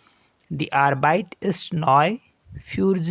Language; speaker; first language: German; non-native, fluent; Hindi